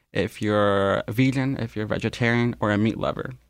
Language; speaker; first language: English; non-native, fluent; Spanish